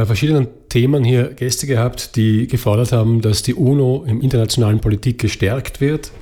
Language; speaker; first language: German; native; German